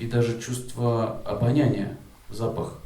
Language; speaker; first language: Russian; native; Russian